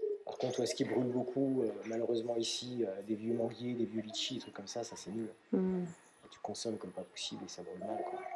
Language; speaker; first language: French; native; French